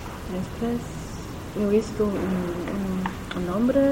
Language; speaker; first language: Spanish; non-native, learner; German